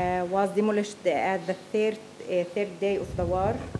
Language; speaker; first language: English; non-native, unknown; Arabic